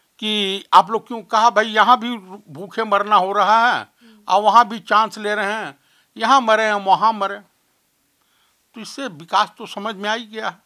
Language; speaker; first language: Hindi; native; Hindi